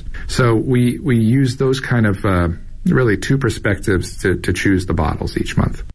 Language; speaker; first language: English; native; English